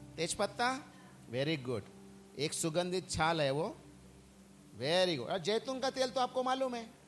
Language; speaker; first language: Hindi; non-native, local second language; Marathi